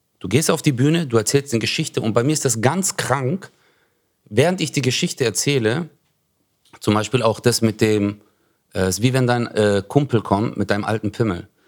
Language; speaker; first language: German; early bilingual, other home language; Turkish